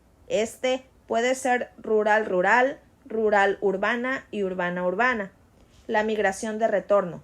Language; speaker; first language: Spanish; native; Spanish